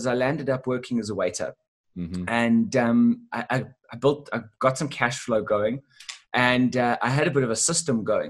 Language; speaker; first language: English; native; English